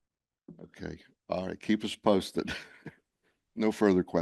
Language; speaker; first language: English; native; English